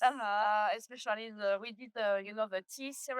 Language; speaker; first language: English; non-native, learner; French